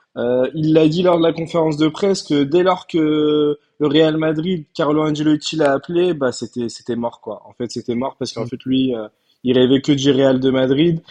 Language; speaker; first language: French; early bilingual, other home language; Turkish